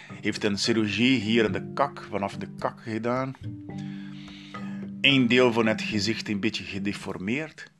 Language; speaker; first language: Dutch; non-native, learner; Portuguese